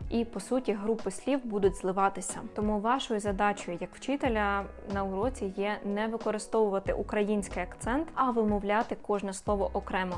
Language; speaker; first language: Ukrainian; native; Ukrainian